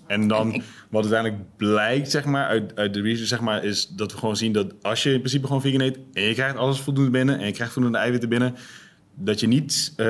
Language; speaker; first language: Dutch; native; Dutch